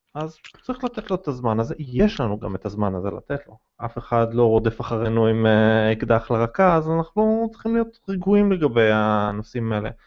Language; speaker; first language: Hebrew; native; Hebrew